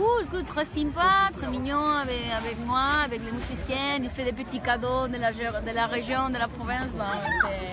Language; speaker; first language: French; non-native, learner; Galician